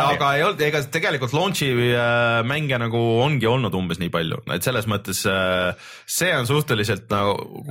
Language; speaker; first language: Estonian; native; Estonian